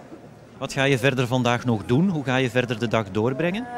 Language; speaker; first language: Dutch; native; Dutch